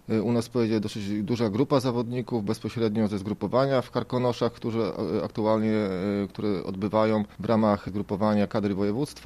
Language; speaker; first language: Polish; native; Polish